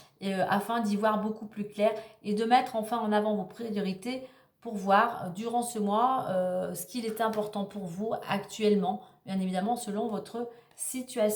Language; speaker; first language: French; native; French